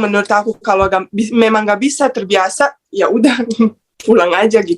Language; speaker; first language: Indonesian; non-native, fluent; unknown